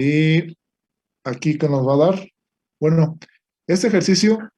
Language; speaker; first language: Spanish; native; Spanish